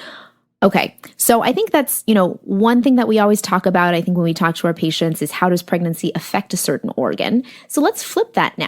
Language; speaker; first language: English; native; English